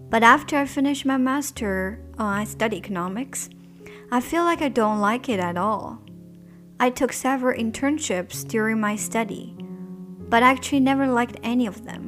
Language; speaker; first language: English; non-native, fluent; Chinese